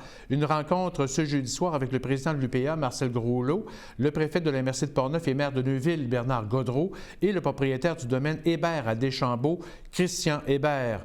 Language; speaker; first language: French; native; French